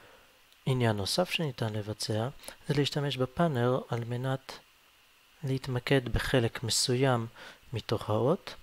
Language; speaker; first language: Hebrew; native; Hebrew